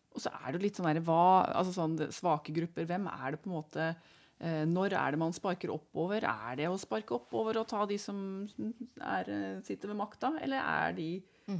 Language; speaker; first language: Norwegian; native; Norwegian